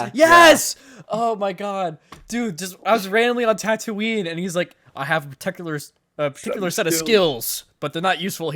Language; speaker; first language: English; native; English